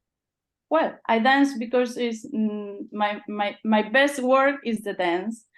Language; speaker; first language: English; non-native, learner; Spanish